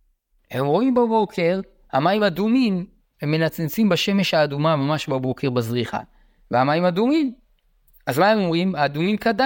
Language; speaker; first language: Hebrew; native; Hebrew